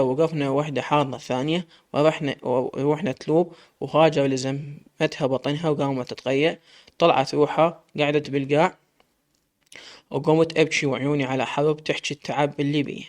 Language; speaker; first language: Arabic; native; Arabic